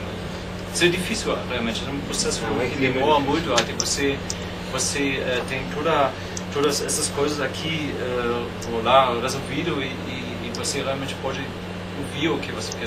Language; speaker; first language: Portuguese; non-native, fluent; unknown